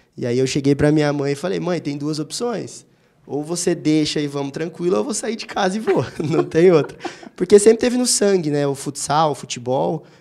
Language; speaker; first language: Portuguese; native; Portuguese